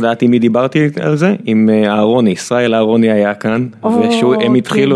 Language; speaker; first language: Hebrew; native; Hebrew